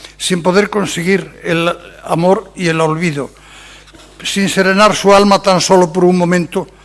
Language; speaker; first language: Spanish; non-native, local second language; Galician